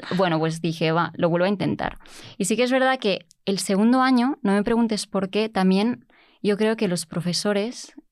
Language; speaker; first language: Spanish; native; Spanish